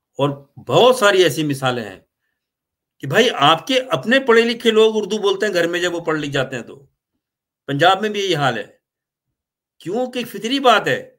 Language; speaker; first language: Urdu; native; Urdu